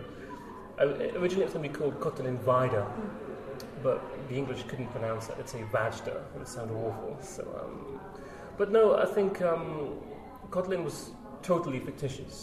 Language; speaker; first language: English; native; English